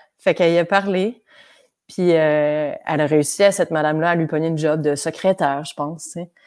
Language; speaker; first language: French; native; French